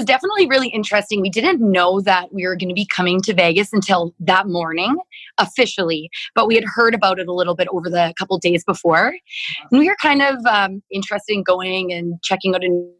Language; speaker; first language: English; native; English